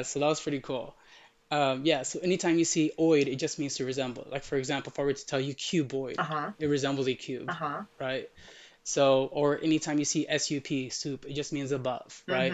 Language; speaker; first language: English; early bilingual, other home language; Arabic